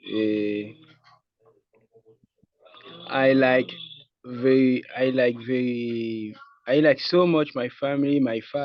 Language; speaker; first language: English; non-native, learner; Haitian Creole